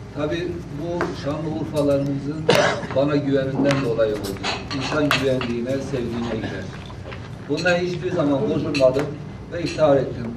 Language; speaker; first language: Turkish; native; Turkish